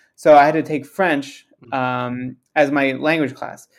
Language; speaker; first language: English; early bilingual, other home language; Spanish